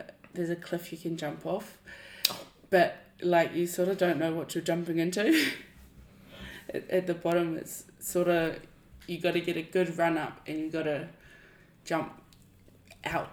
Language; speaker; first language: English; native; English